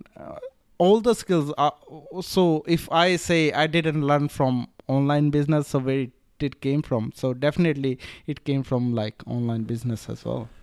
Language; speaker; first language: English; non-native, local second language; Punjabi